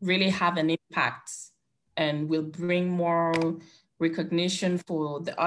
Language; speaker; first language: English; non-native, local second language; French